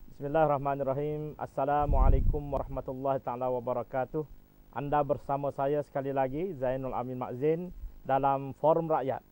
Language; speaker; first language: Malay; native; Malay